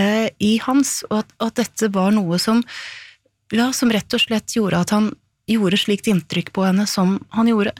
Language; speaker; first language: Norwegian; native; Norwegian